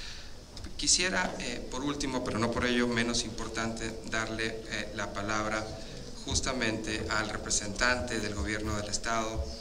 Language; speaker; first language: Spanish; native; Spanish